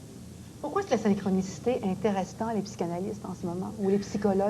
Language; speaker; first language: French; native; French